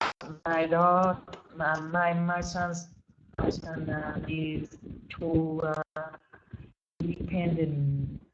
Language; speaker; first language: English; non-native, learner; Vietnamese